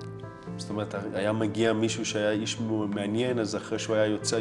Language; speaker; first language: Hebrew; native; Hebrew